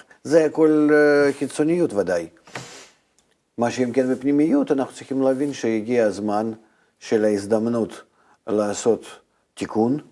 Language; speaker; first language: Hebrew; non-native, fluent; Russian